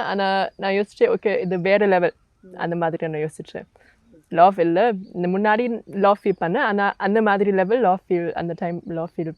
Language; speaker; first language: Tamil; non-native, learner; German